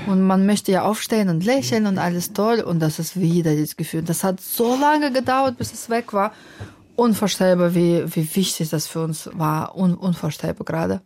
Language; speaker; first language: German; non-native, fluent; Russian